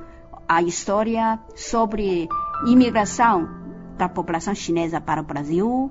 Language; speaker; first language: Portuguese; non-native, fluent; Chinese